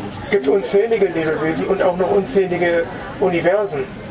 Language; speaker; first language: German; native; German